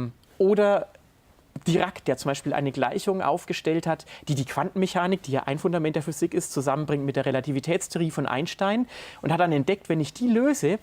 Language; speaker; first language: German; native; German